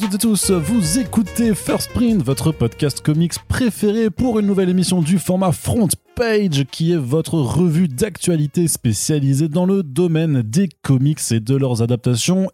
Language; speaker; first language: French; native; French